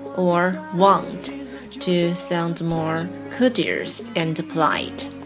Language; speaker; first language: English; non-native, fluent; Chinese